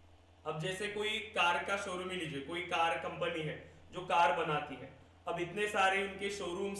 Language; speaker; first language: Hindi; native; Hindi